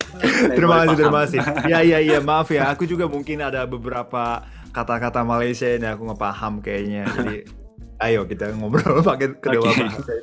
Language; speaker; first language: Indonesian; non-native, fluent; Japanese